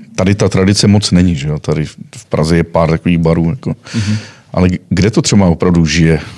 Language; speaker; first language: Czech; native; Czech